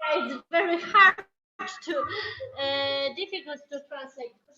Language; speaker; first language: English; non-native, fluent; Polish